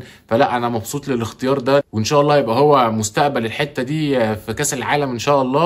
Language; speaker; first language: Arabic; native; Arabic